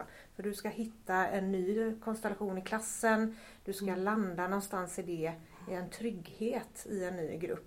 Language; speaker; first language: Swedish; native; Swedish